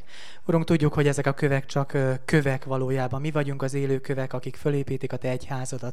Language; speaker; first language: Hungarian; native; Hungarian